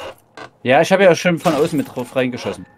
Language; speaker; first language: German; native; German